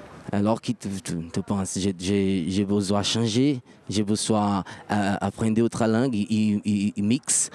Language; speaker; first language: French; non-native, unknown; Portuguese